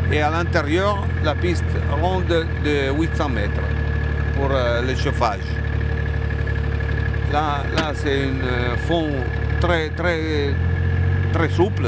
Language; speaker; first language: French; non-native, fluent; Italian